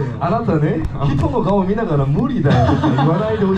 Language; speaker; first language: Japanese; non-native, fluent; Korean